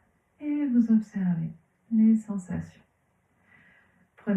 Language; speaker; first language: French; native; French